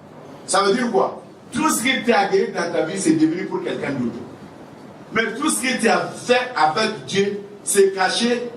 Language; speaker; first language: French; non-native, local second language; Wolof